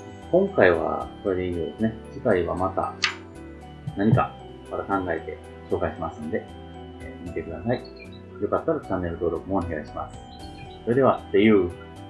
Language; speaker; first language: Japanese; native; Japanese